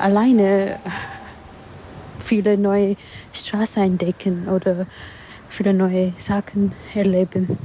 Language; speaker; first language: German; non-native, learner; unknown